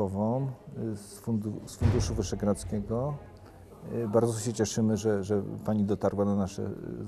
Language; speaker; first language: Polish; native; Polish